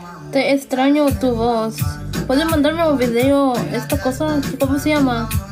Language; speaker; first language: Spanish; early bilingual, heritage; Spanish